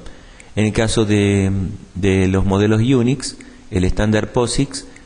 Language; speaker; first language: Spanish; native; Spanish